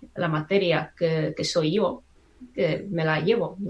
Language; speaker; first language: Spanish; non-native, fluent; Czech